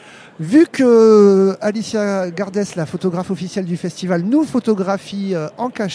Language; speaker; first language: French; native; French